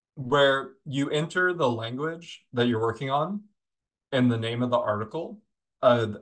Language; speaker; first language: English; native; English